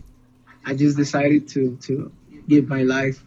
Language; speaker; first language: English; non-native, fluent; Spanish